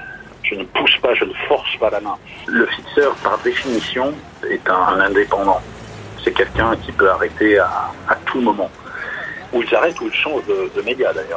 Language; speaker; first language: French; native; French